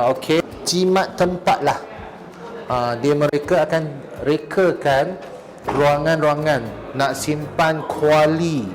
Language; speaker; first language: Malay; non-native, local second language; Chinese